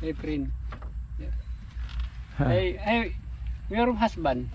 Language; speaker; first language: English; non-native, learner; Cebuano